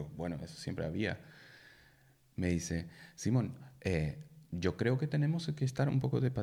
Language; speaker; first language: Spanish; non-native, fluent; German